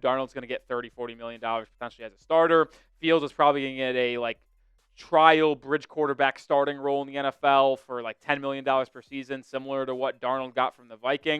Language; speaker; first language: English; native; English